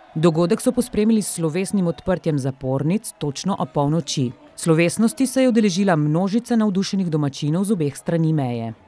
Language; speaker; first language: Slovenian; native; Slovenian